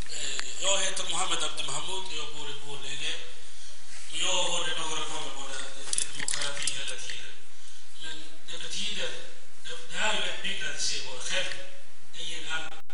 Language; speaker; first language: Swedish; non-native, learner; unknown